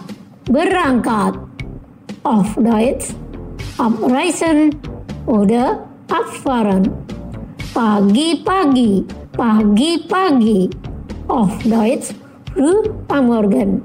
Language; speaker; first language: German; non-native, fluent; Indonesian